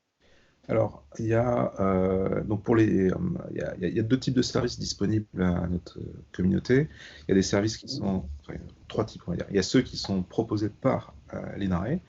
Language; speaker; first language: French; native; French